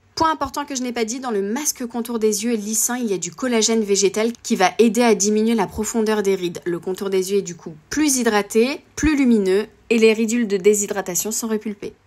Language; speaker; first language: French; native; French